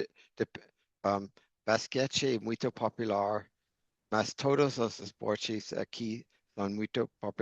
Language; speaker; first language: Portuguese; non-native, fluent; English